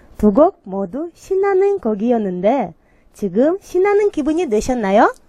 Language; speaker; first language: Korean; non-native, learner; Kyrgyz